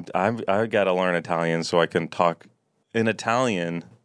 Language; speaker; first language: English; native; English